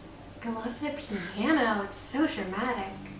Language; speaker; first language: English; native; English